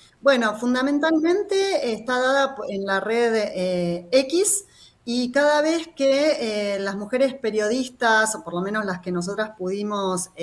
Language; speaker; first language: Spanish; native; Spanish